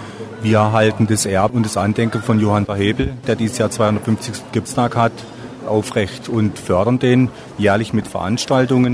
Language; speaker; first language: German; native; German